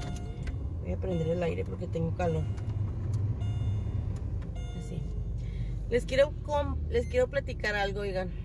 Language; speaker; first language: Spanish; native; Spanish